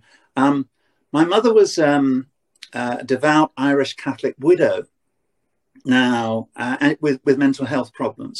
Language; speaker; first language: English; native; English